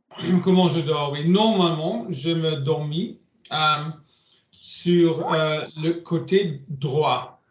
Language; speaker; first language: French; non-native, learner; English